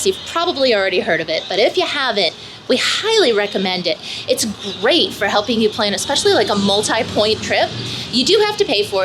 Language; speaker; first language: English; native; English